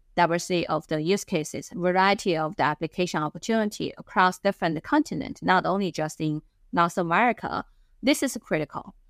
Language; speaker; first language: English; non-native, fluent; Chinese